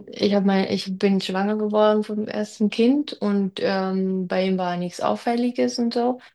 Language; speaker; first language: German; early bilingual, other home language; Spanish